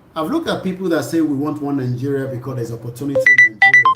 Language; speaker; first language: English; non-native, local second language; Yoruba